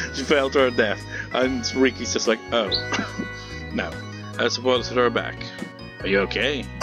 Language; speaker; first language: English; native; English